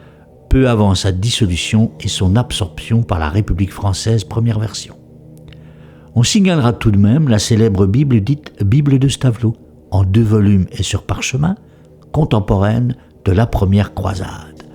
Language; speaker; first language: French; native; French